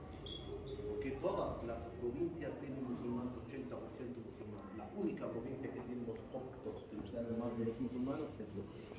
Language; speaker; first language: Spanish; non-native, fluent; Arabic